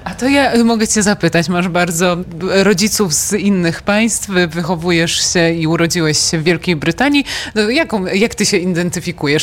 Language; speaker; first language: Polish; native; Polish